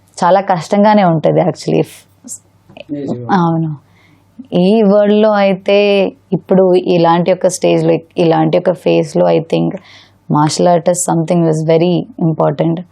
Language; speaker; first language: Telugu; non-native, learner; Malayalam